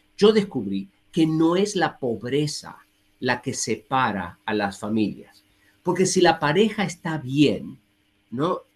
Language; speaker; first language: Spanish; native; Spanish